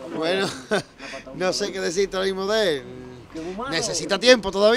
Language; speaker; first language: Spanish; native; Spanish